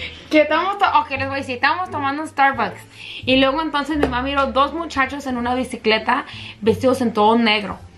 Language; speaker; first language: Spanish; early bilingual, heritage; Spanish